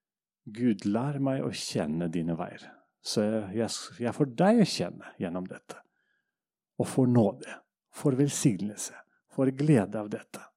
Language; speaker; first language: Norwegian; non-native, fluent; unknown